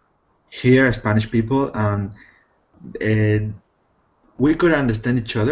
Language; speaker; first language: English; non-native, fluent; Spanish